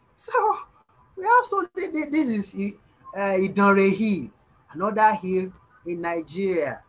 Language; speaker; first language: English; non-native, local second language; Yoruba